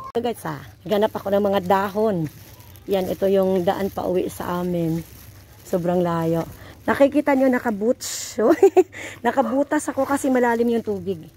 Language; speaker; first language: Filipino; non-native, local second language; Cebuano